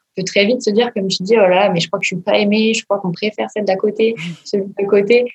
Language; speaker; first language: French; native; French